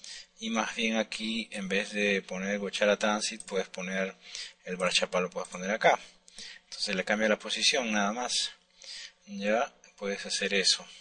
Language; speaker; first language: Spanish; native; Spanish